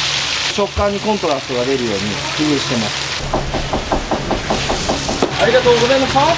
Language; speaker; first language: Japanese; native; Japanese